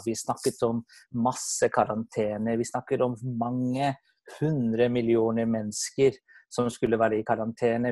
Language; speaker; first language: Norwegian; non-native, fluent; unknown